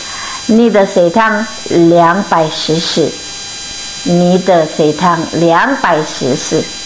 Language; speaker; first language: Chinese; non-native, fluent; Indonesian